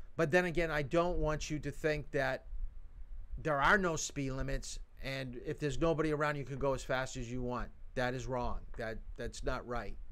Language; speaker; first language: English; native; English